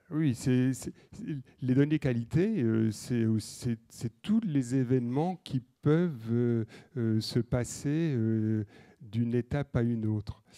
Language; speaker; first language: French; native; French